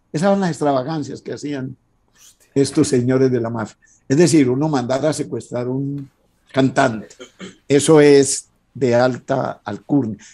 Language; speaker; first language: Spanish; native; Spanish